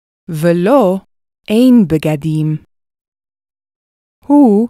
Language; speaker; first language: Hebrew; non-native, fluent; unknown